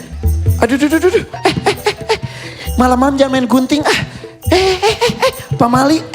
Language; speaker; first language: Indonesian; native; Indonesian